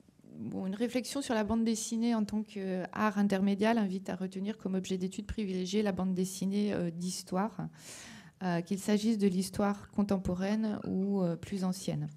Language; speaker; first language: French; native; French